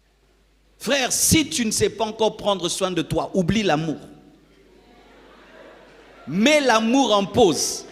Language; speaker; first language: French; non-native, local second language; Lingala